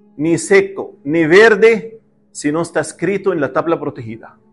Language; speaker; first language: Spanish; non-native, learner; Arabic